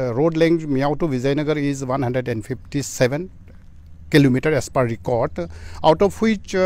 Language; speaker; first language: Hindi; non-native, local second language; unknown